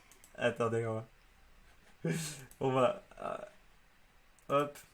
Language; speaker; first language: French; native; French